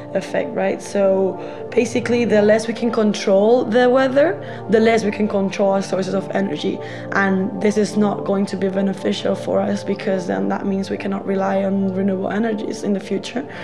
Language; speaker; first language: English; non-native, fluent; Spanish